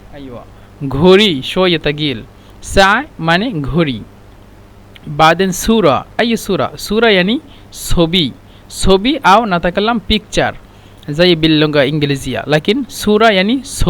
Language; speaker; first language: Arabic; non-native, fluent; Bangla